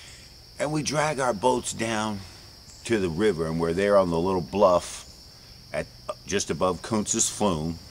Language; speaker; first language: English; native; English